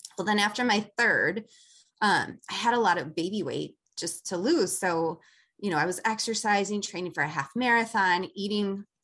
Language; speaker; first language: English; native; English